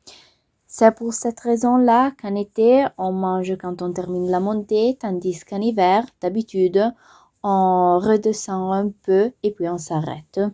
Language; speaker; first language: French; non-native, local second language; Italian